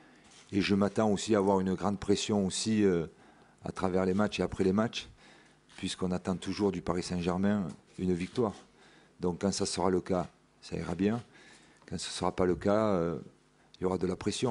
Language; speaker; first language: French; native; French